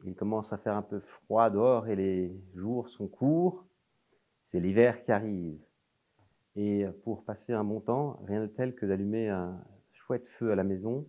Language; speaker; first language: French; native; French